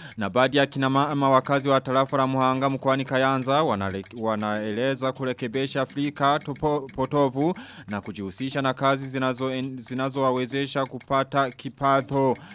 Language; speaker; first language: Swahili; non-native, local second language; Rundi